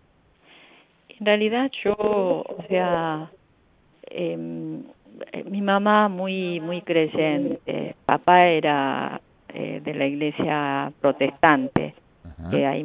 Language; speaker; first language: Spanish; non-native, fluent; Korean